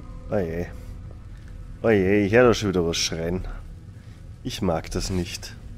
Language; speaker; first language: German; native; German